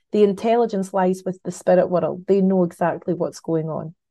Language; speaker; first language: English; native; English